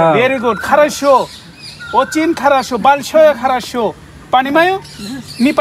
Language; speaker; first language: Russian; non-native, learner; Bangla